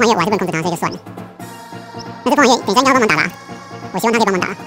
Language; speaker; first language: Chinese; native; Chinese